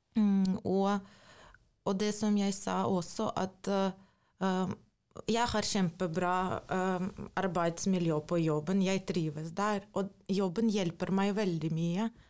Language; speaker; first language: Norwegian; non-native, fluent; Ukrainian